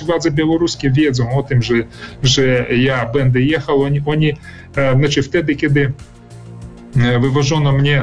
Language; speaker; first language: Polish; early bilingual, heritage; Polish